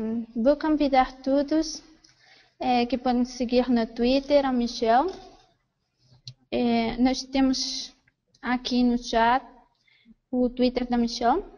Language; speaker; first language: Portuguese; non-native, fluent; Spanish